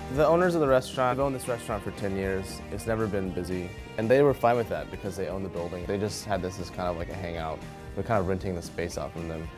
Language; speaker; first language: English; native; English